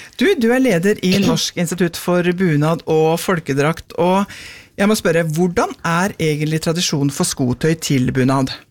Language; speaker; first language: Norwegian; native; Norwegian